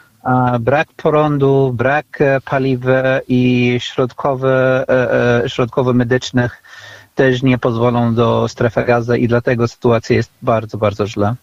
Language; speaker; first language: Polish; non-native, fluent; Arabic